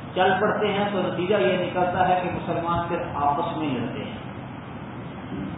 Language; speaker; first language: Urdu; non-native, local second language; Punjabi